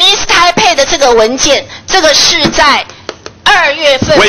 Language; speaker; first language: Chinese; native; Chinese